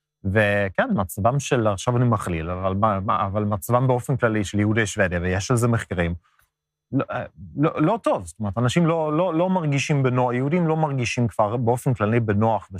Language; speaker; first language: Hebrew; non-native, fluent; Swedish